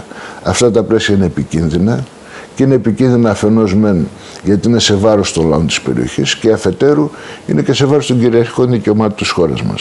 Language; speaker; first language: Greek; native; Greek